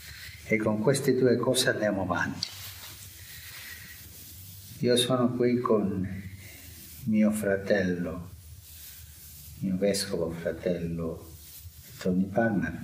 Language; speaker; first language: Italian; early bilingual, heritage; Spanish